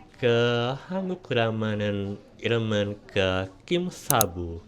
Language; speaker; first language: Korean; non-native, learner; Indonesian